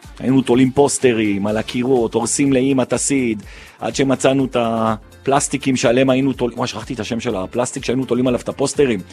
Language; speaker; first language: Hebrew; native; Hebrew